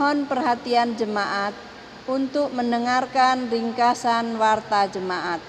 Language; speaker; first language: Indonesian; native; Indonesian